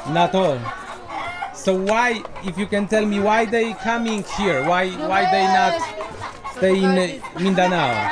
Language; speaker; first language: English; non-native, learner; Polish